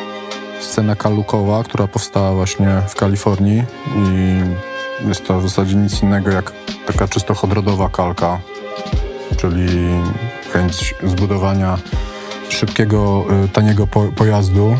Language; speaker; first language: Polish; native; Polish